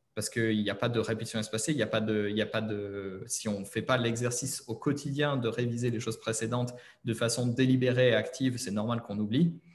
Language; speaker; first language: French; native; French